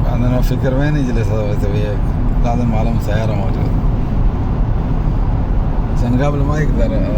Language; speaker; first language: Arabic; non-native, learner; Urdu